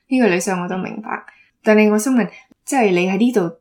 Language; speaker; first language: Cantonese; early bilingual, heritage; Cantonese